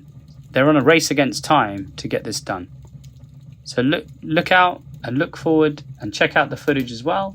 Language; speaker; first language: English; native; English